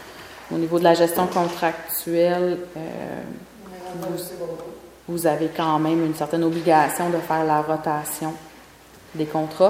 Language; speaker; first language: French; native; French